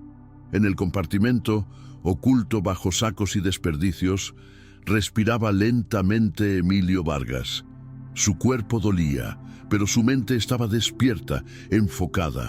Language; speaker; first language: Spanish; native; Spanish